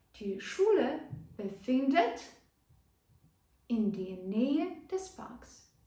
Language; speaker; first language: German; non-native, fluent; Ukrainian